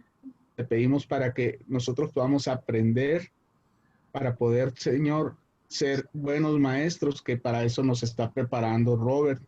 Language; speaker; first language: Spanish; native; Spanish